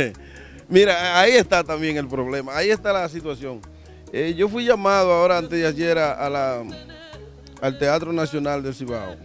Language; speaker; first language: Spanish; native; Spanish